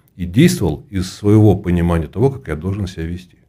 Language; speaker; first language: Russian; native; Russian